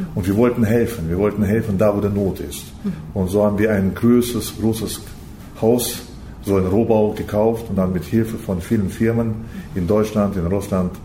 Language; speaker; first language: German; early bilingual, heritage; German